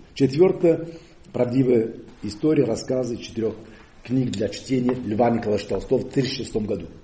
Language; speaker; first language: Russian; non-native, fluent; Occitan